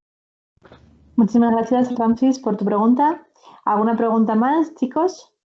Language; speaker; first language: Spanish; native; Spanish